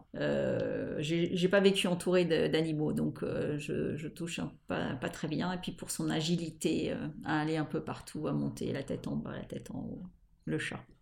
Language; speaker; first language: French; native; French